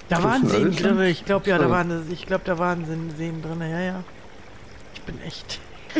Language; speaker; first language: German; native; German